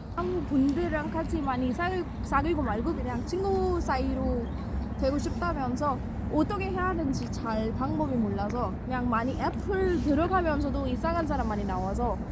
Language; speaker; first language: Korean; non-native, learner; Hindi